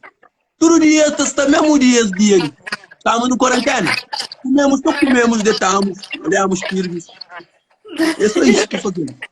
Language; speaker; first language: Portuguese; non-native, learner; Kabuverdianu